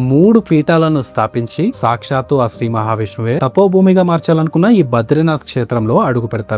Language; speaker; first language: Telugu; native; Telugu